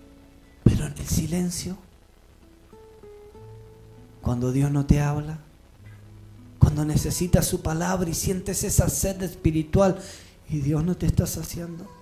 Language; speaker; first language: Spanish; native; Spanish